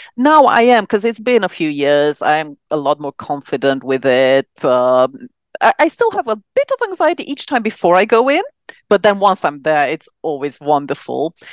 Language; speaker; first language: English; non-native, fluent; Romanian